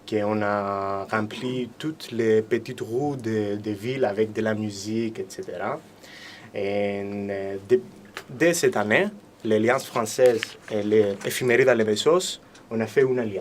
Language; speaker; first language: French; non-native, fluent; Greek